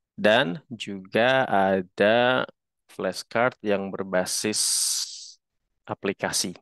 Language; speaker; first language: Indonesian; native; Indonesian